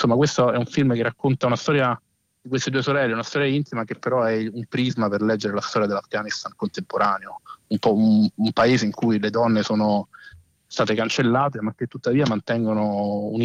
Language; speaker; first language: Italian; native; Italian